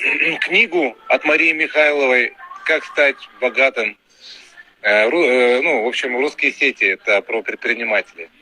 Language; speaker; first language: Russian; native; Russian